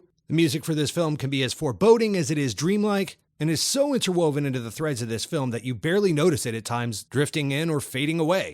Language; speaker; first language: English; native; English